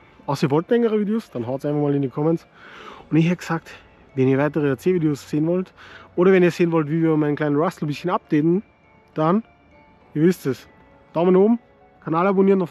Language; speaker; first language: German; native; German